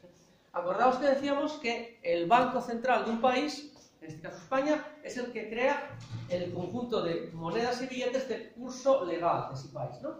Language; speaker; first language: Spanish; native; Spanish